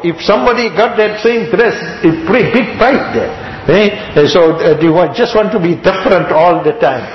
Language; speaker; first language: English; native; English